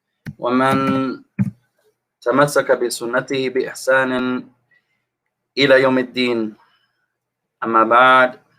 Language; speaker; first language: Arabic; non-native, fluent; English